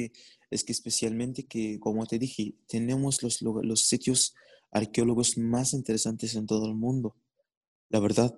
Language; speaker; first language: Spanish; non-native, fluent; Arabic